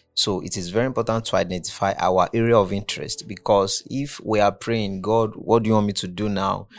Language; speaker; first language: English; non-native, local second language; Yoruba